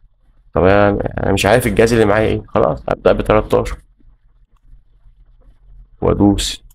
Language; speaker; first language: Arabic; native; Arabic